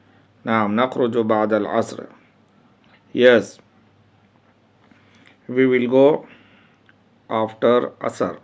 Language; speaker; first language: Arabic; non-native, fluent; Urdu